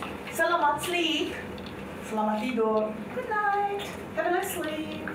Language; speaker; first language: Indonesian; non-native, fluent; German